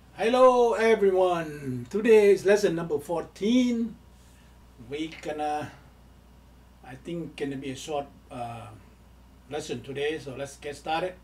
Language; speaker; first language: English; non-native, fluent; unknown